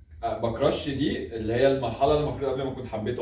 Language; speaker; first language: Arabic; native; Arabic